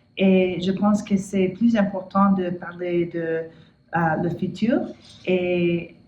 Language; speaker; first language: French; non-native, learner; English